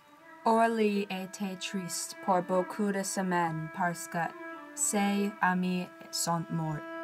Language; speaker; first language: French; non-native, learner; English